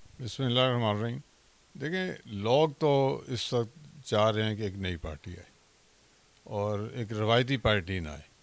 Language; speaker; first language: Urdu; non-native, local second language; Punjabi